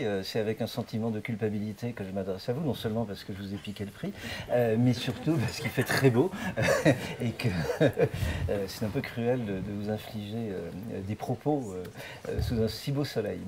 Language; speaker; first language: French; native; French